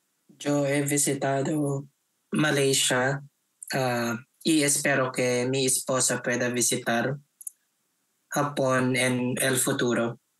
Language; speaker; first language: Spanish; non-native, learner; Filipino